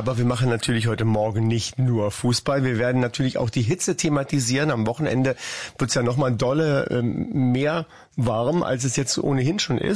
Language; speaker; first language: German; native; German